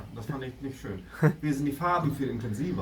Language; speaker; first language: German; native; German